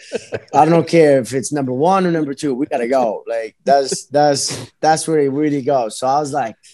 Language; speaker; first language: English; early bilingual, other home language; Arabic